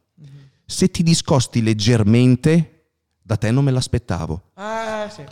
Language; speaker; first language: Italian; native; Italian